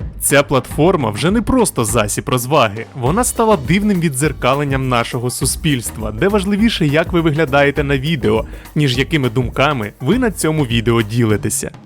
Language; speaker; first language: Ukrainian; native; Ukrainian